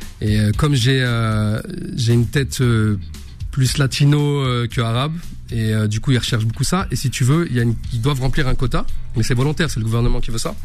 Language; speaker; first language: French; early bilingual, other home language; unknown